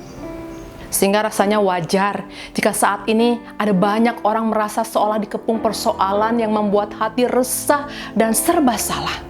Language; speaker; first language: Indonesian; native; Indonesian